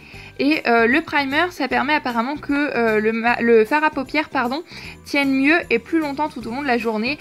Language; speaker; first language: French; native; French